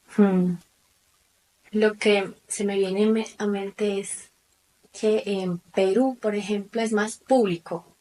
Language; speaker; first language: Spanish; non-native, fluent; German